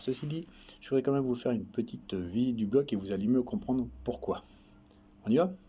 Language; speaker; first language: French; native; French